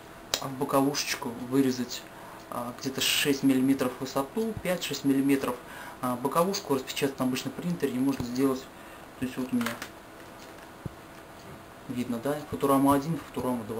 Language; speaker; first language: Russian; native; Russian